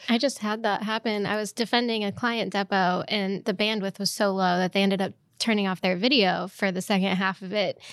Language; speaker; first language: English; native; English